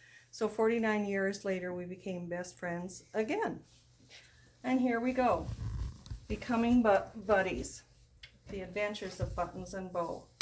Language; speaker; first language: English; native; English